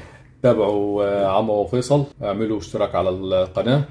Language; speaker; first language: Arabic; native; Arabic